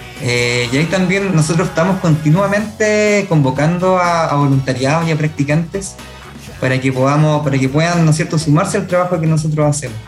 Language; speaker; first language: Spanish; native; Spanish